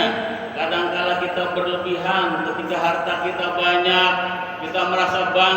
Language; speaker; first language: Indonesian; native; Indonesian